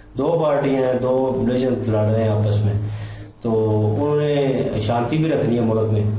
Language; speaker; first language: Urdu; non-native, local second language; Punjabi